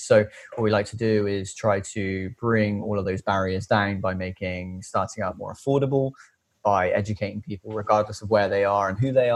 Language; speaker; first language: English; native; English